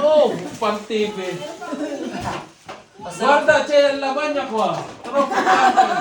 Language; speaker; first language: Italian; non-native, local second language; Filipino